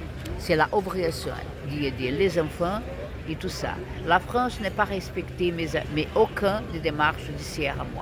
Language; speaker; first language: French; non-native, fluent; Portuguese